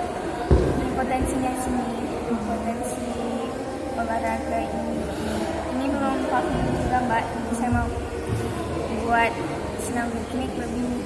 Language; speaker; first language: Indonesian; early bilingual, heritage; Indonesian